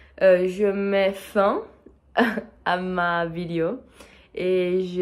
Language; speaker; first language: French; non-native, fluent; Portuguese